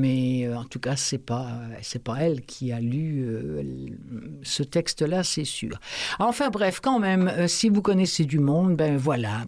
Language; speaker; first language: French; native; French